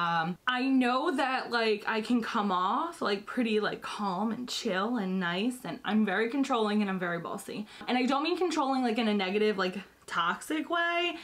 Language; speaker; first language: English; native; English